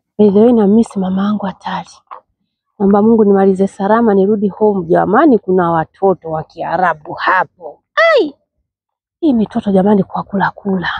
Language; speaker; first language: Swahili; native; Swahili